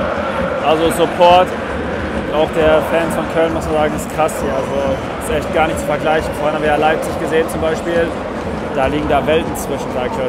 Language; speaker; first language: German; native; German